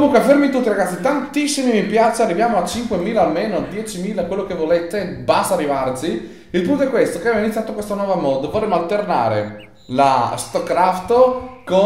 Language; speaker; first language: Italian; native; Italian